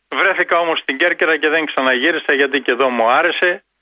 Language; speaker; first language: Greek; native; Greek